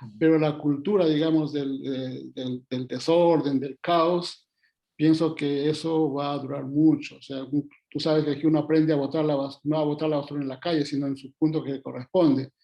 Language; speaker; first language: Spanish; native; Spanish